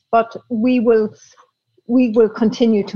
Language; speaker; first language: English; native; English